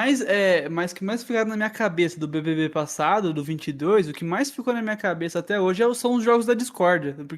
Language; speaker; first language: Portuguese; native; Portuguese